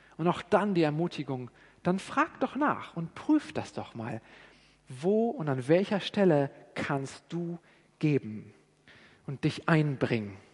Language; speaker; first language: German; native; German